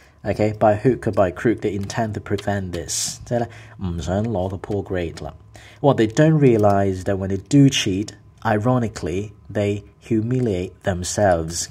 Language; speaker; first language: English; non-native, local second language; Cantonese